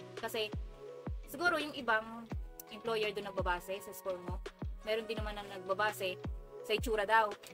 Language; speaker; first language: Filipino; native; Filipino